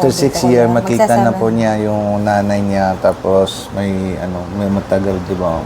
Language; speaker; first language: Filipino; non-native, learner; Punjabi